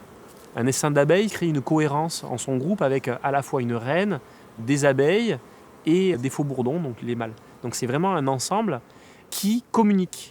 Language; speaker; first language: French; native; French